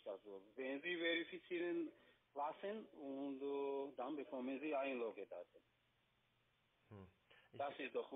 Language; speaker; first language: German; non-native, fluent; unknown